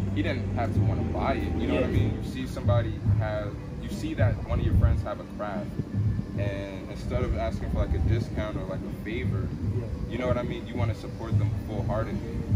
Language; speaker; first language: English; native; English